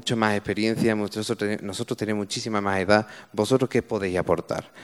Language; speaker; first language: Spanish; native; Spanish